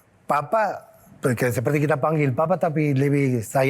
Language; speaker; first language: Indonesian; non-native, fluent; Spanish